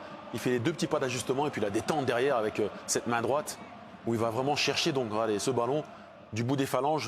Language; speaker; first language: French; native; French